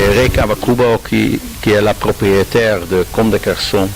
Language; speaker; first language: French; non-native, learner; Dutch